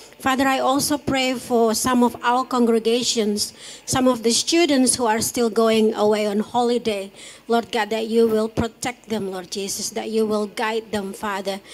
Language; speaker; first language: English; non-native, fluent; Indonesian